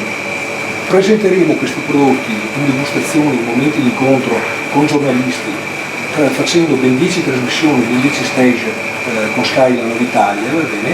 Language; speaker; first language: Italian; native; Italian